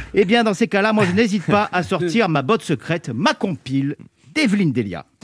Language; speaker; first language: French; native; French